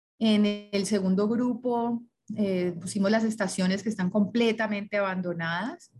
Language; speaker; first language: Spanish; native; Spanish